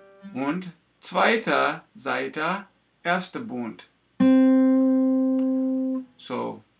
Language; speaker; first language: German; non-native, learner; English